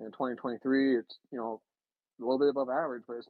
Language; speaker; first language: English; native; English